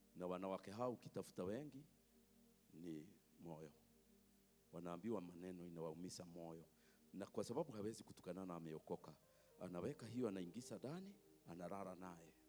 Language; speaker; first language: Swahili; non-native, local second language; Kikuyu